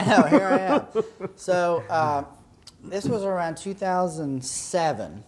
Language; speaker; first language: English; native; English